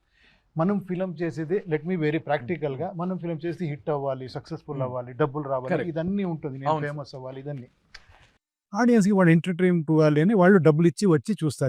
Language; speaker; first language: Telugu; non-native, local second language; Kannada